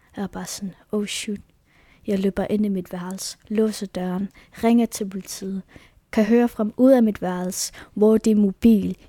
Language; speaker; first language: Danish; non-native, local second language; Kalaallisut